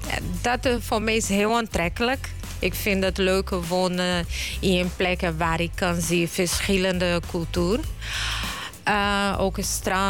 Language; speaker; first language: Dutch; non-native, fluent; Portuguese